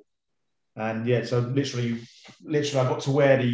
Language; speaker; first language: English; native; English